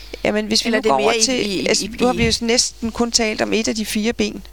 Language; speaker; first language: Danish; native; Danish